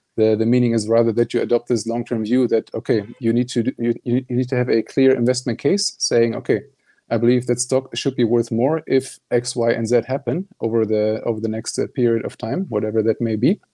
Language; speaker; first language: English; non-native, fluent; German